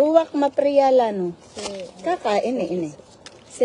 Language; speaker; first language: Hebrew; non-native, learner; Filipino